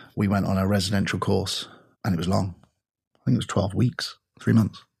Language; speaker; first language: English; native; English